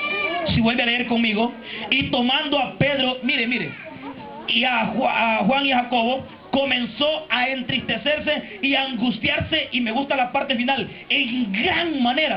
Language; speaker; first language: Spanish; native; Spanish